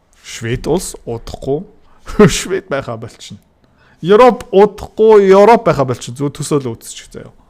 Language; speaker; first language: Mongolian; native; Mongolian